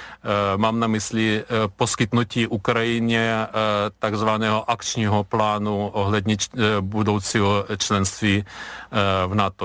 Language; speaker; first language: Czech; non-native, fluent; Ukrainian